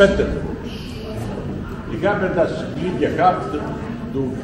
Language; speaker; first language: German; non-native, fluent; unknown